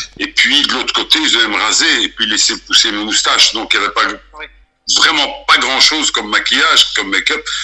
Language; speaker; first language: French; early bilingual, other home language; Arabic